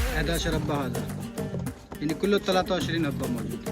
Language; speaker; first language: Arabic; non-native, learner; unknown